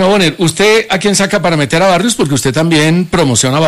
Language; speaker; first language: Spanish; native; Spanish